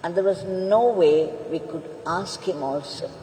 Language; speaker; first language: English; non-native, local second language; Tamil